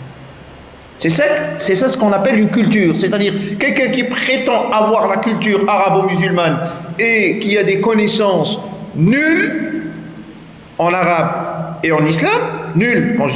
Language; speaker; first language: French; non-native, local second language; Arabic